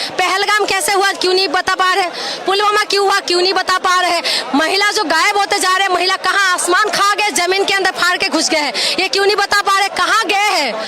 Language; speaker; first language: Hindi; non-native, local second language; Assamese